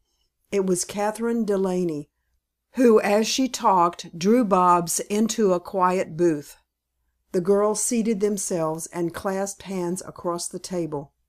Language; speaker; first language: English; native; English